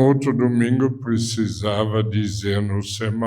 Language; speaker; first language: Portuguese; non-native, fluent; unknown